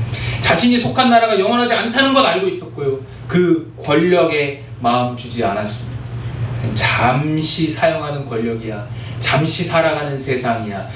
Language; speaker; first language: Korean; native; Korean